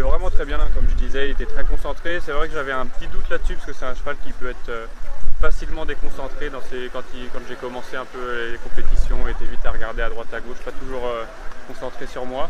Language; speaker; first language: French; native; French